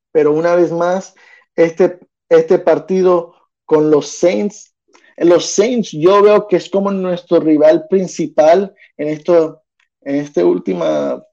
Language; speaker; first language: Spanish; early bilingual, heritage; Spanish